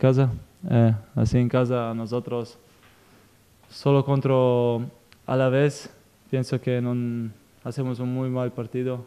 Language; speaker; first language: Spanish; non-native, fluent; Italian